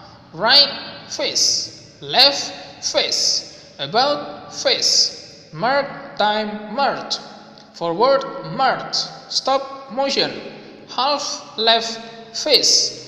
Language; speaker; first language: English; non-native, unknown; Indonesian